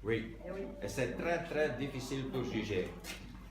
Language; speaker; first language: French; non-native, local second language; Dutch